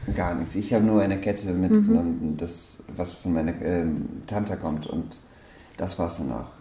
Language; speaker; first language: German; non-native, fluent; Persian